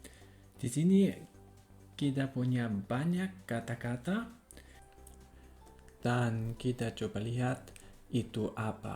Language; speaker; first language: Indonesian; non-native, fluent; German